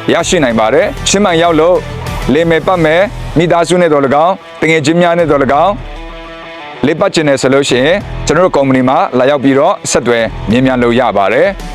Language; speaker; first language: Burmese; non-native, local second language; Kachin